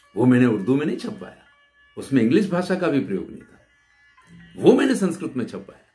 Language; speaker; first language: Hindi; native; Hindi